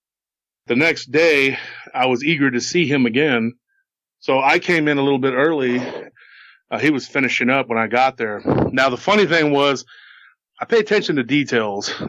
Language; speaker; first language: English; native; English